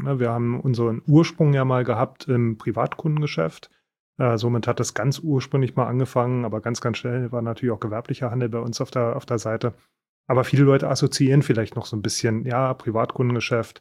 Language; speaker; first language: German; native; German